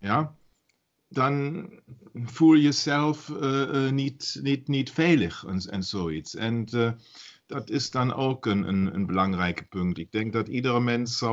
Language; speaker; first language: Dutch; non-native, learner; German